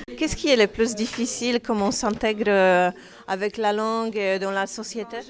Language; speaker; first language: French; non-native, fluent; Polish